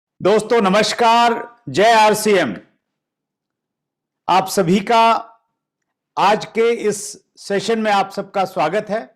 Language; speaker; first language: Hindi; native; Hindi